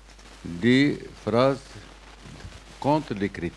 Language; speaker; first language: French; non-native, learner; Arabic